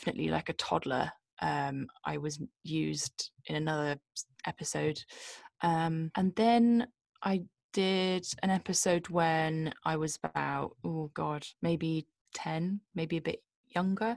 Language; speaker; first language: English; native; English